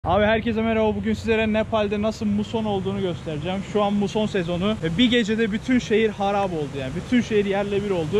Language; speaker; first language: Turkish; native; Turkish